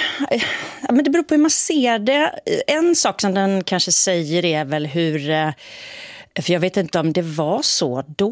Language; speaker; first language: Swedish; native; Swedish